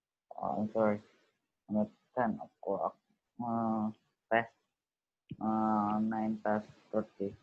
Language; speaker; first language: English; non-native, learner; Indonesian